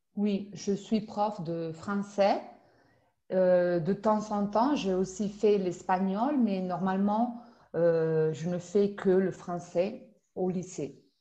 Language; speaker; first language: French; non-native, fluent; Spanish